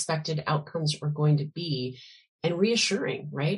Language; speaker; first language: English; native; English